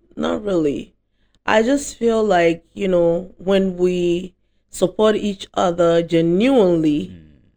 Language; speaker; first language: English; non-native, local second language; Akan